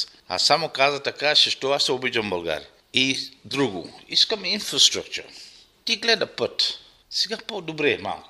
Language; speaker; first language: Bulgarian; non-native, local second language; Arabic